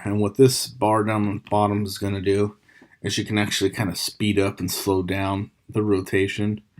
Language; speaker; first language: English; native; English